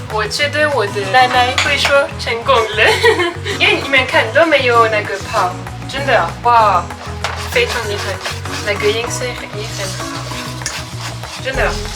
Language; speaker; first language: Chinese; non-native, fluent; French